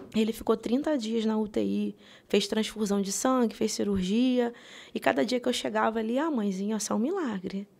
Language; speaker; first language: Portuguese; native; Portuguese